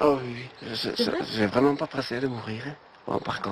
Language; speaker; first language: French; native; French